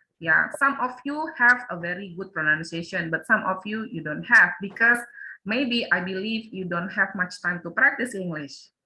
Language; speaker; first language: English; non-native, learner; Indonesian